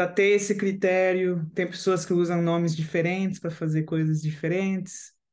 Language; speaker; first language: Portuguese; non-native, fluent; French